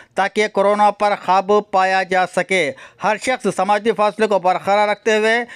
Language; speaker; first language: Hindi; non-native, local second language; Urdu